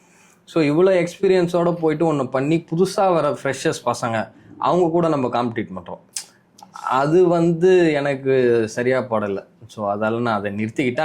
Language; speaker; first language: Tamil; native; Tamil